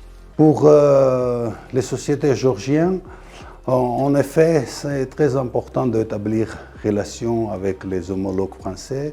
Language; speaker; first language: French; non-native, fluent; Georgian